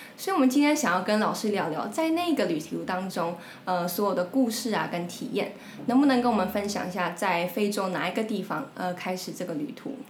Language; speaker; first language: Chinese; non-native, local second language; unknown